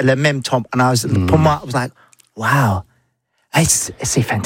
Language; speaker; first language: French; non-native, learner; English